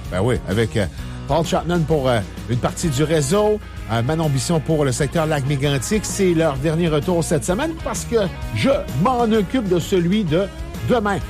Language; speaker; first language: French; native; French